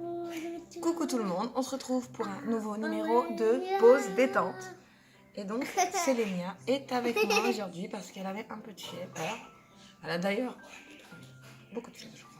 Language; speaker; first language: French; native; French